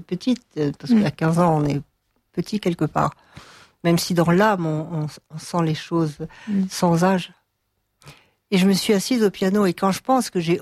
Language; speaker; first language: French; native; French